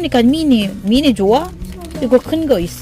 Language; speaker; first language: Korean; non-native, fluent; Filipino